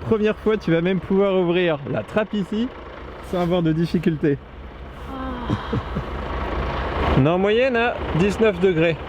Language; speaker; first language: French; native; French